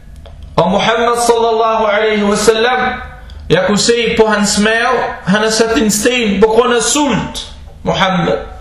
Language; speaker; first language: Danish; non-native, fluent; Arabic